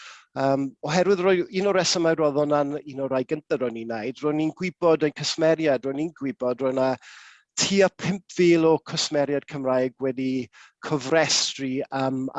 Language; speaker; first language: Welsh; non-native, local second language; English